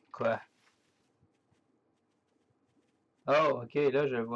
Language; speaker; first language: French; native; French